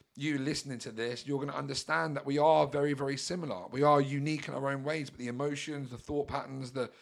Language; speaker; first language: English; native; English